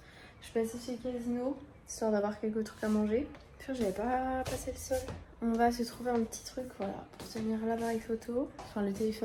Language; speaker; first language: French; native; French